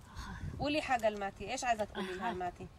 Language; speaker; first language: Arabic; native; Arabic